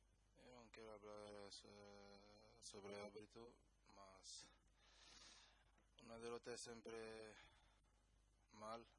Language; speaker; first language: Spanish; non-native, learner; Kabuverdianu